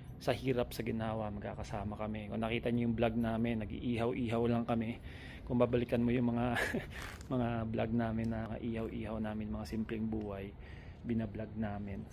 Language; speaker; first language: Filipino; native; Filipino